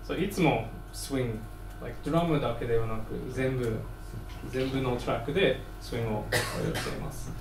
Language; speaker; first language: Japanese; non-native, learner; English